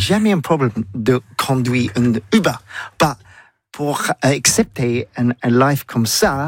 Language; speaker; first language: French; non-native, learner; English